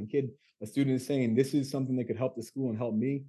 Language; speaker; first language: English; native; English